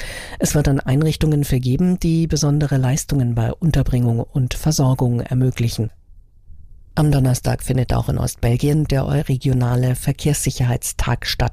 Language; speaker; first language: German; native; German